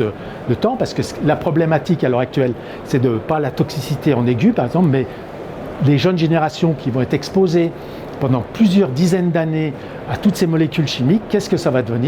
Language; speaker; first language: French; native; French